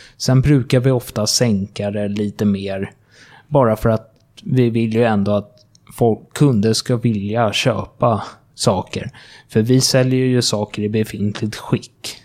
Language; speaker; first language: Swedish; native; Swedish